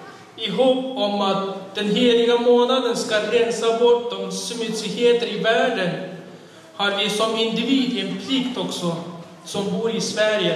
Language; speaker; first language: Swedish; non-native, fluent; Uyghur